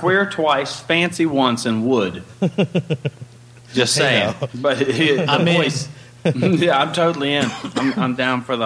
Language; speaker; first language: English; native; English